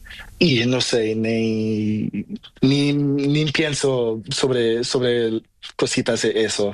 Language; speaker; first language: Spanish; non-native, learner; Portuguese